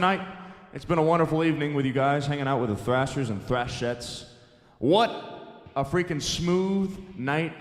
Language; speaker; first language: English; native; English